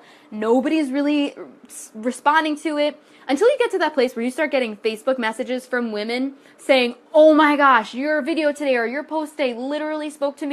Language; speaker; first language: English; native; English